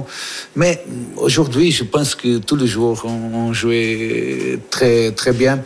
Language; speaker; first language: French; non-native, learner; Portuguese